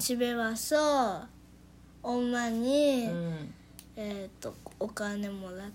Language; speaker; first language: Korean; non-native, learner; Japanese